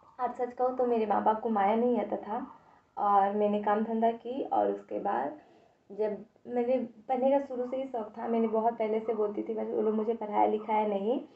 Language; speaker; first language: Hindi; native; Hindi